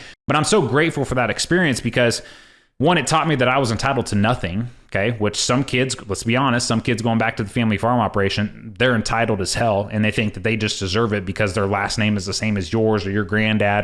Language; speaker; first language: English; native; English